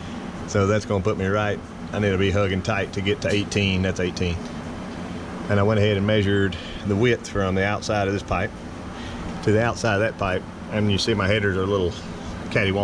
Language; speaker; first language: English; native; English